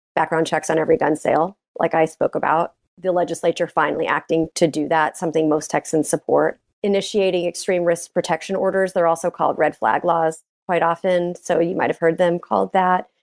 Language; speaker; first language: English; native; English